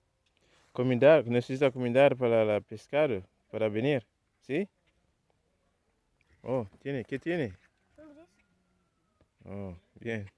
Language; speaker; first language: Spanish; non-native, learner; Haitian Creole